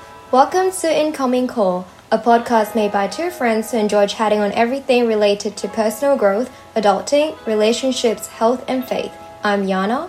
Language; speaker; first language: English; non-native, local second language; Cantonese